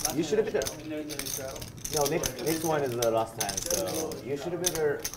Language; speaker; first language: English; non-native, learner; Japanese